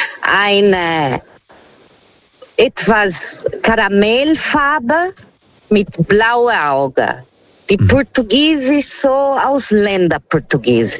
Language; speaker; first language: German; non-native, fluent; Portuguese